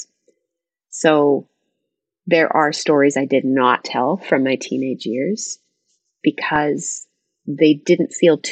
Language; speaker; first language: English; native; English